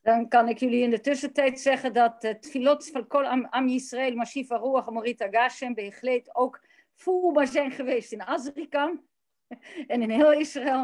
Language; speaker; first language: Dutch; native; Dutch